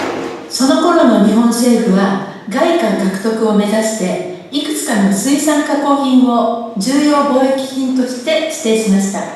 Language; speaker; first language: Japanese; native; Japanese